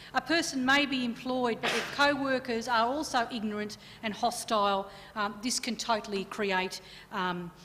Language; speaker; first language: English; native; English